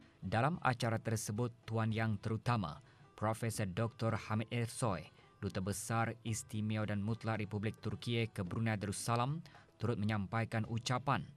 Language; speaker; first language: Malay; native; Malay